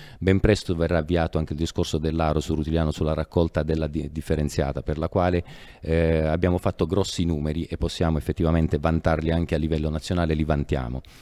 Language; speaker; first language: Italian; native; Italian